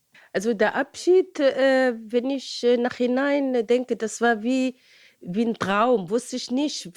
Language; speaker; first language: German; non-native, fluent; Arabic